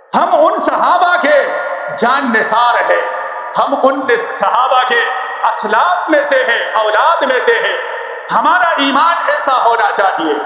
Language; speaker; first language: Urdu; non-native, local second language; Pashto